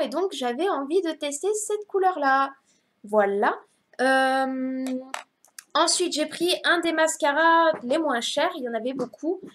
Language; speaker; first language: French; native; French